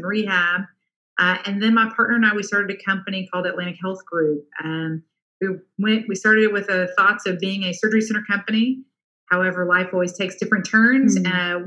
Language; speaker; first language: English; native; English